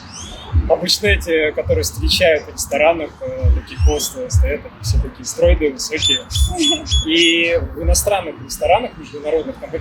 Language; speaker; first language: Russian; native; Russian